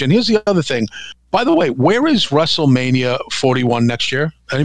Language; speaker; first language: English; native; English